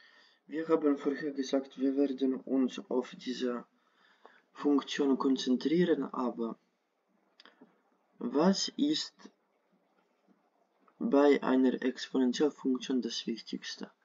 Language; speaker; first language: German; non-native, fluent; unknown